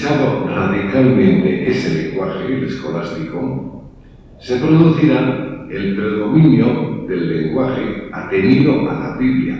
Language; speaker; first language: Spanish; native; Spanish